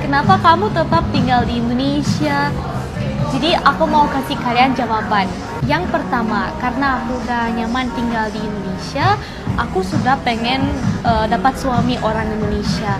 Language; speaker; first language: Indonesian; non-native, fluent; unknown